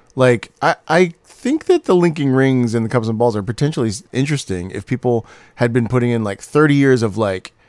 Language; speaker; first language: English; native; English